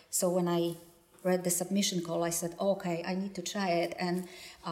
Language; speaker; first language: English; non-native, fluent; Polish